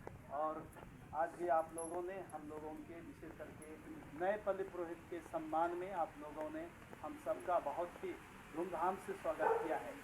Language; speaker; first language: Hindi; native; Hindi